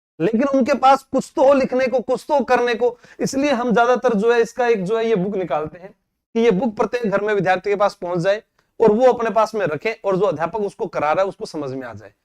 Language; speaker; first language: Hindi; native; Hindi